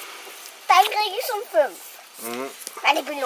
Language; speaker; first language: German; early bilingual, other home language; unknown